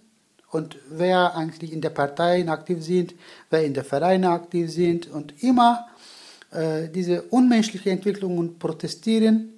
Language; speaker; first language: German; non-native, learner; Turkish